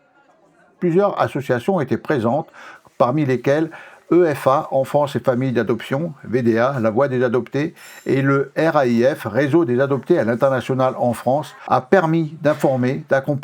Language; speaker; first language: French; native; French